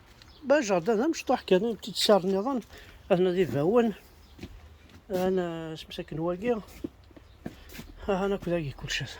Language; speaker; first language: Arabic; native; Arabic